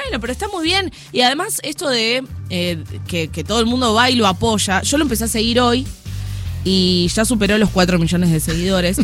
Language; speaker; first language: Spanish; native; Spanish